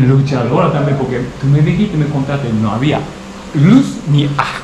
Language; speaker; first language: Spanish; non-native, learner; Japanese